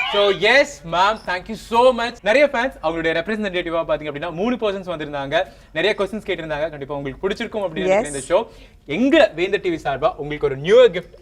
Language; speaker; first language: Tamil; native; Tamil